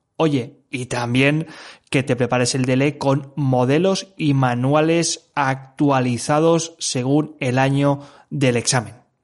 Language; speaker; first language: Spanish; native; Spanish